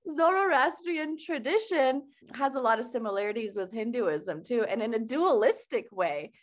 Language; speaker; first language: English; early bilingual, other home language; Persian